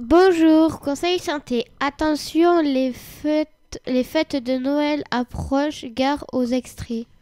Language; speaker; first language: French; native; French